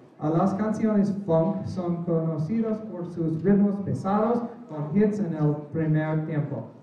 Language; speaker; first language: Spanish; non-native, learner; English